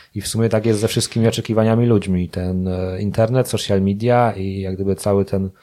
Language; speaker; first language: Polish; native; Polish